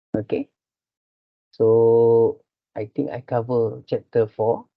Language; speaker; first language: English; non-native, local second language; Malay